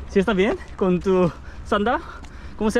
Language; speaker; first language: Spanish; non-native, learner; Korean